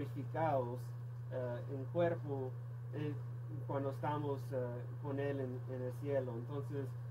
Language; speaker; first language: Spanish; non-native, fluent; English